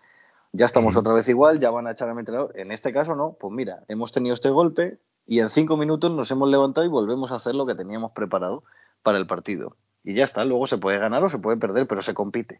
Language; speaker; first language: Spanish; native; Spanish